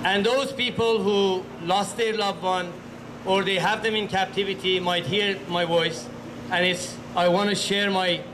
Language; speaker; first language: English; non-native, fluent; Persian